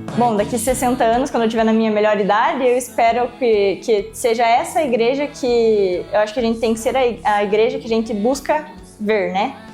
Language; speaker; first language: Portuguese; native; Portuguese